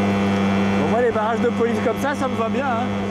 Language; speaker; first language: French; native; French